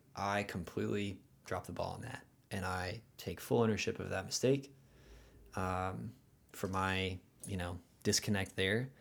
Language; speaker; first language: English; native; English